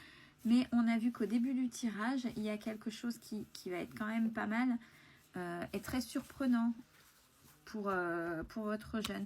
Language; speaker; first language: French; native; French